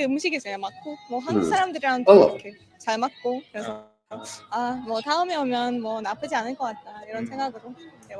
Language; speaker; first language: Korean; non-native, fluent; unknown